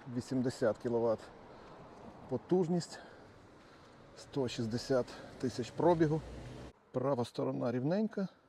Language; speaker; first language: Ukrainian; native; Ukrainian